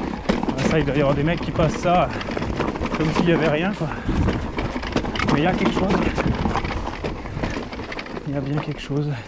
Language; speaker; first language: French; native; French